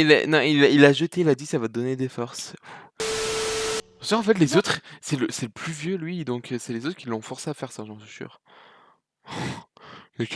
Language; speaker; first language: French; native; French